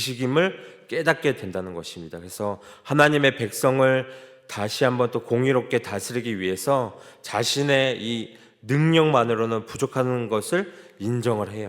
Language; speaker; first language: Korean; native; Korean